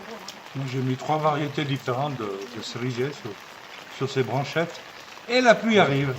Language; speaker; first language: French; native; French